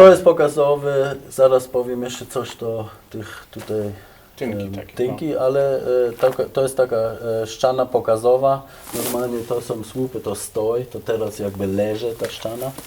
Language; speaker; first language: Polish; non-native, fluent; German